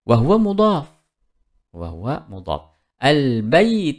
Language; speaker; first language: Arabic; non-native, fluent; Indonesian